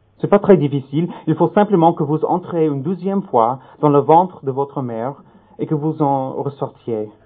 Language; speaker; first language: French; non-native, fluent; English